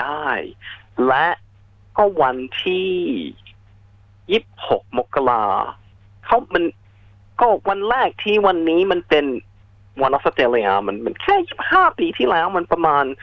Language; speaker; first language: Thai; non-native, fluent; English